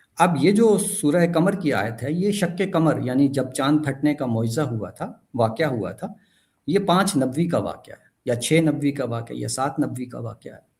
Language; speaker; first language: Urdu; native; Urdu